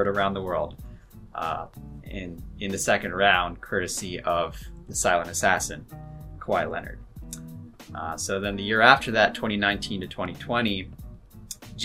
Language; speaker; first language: English; native; English